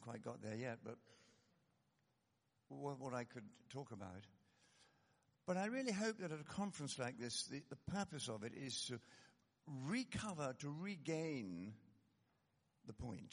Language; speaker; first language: English; native; English